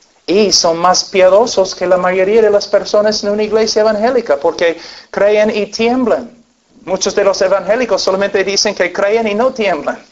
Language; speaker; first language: Spanish; non-native, fluent; English